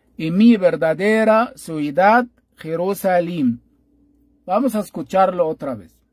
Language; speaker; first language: Spanish; non-native, fluent; Arabic